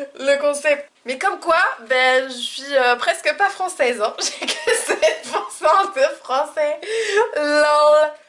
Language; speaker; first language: French; native; French